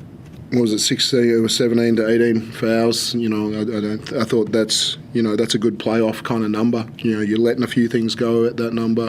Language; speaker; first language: English; native; English